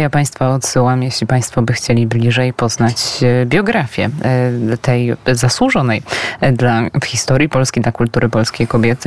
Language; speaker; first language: Polish; native; Polish